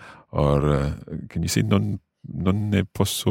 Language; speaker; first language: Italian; non-native, fluent; English